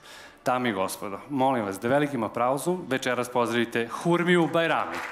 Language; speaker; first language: Serbian; native; Serbian